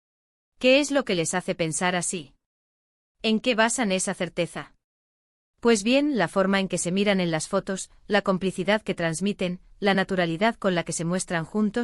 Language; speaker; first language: Spanish; native; Spanish